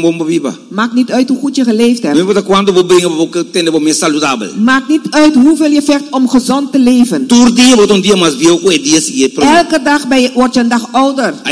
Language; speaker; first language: Dutch; non-native, fluent; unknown